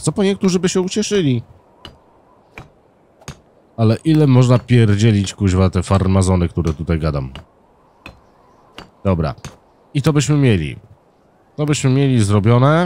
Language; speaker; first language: Polish; native; Polish